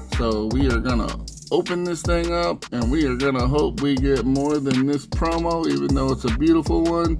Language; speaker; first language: English; native; English